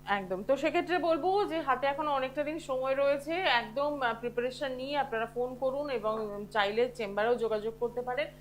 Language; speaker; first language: Bangla; native; Bangla